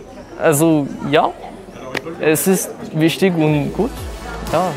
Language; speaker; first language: German; non-native, learner; French